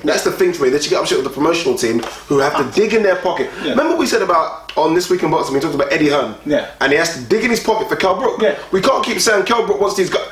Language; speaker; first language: English; native; English